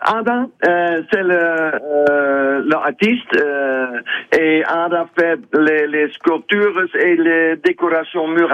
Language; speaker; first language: French; non-native, learner; Dutch